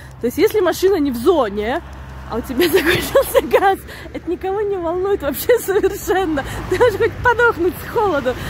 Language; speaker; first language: Russian; native; Russian